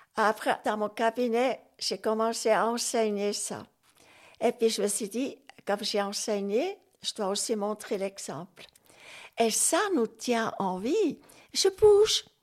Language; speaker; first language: French; non-native, local second language; Swiss German